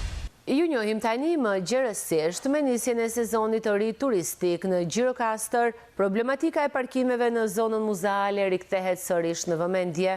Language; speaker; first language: Albanian; native; Albanian